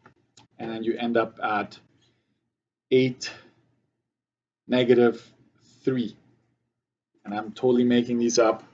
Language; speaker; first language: English; native; English